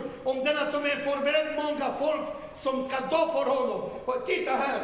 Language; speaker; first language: Swedish; non-native, learner; Romanian